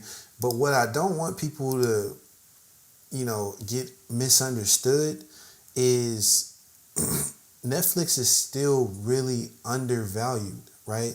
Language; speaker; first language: English; native; English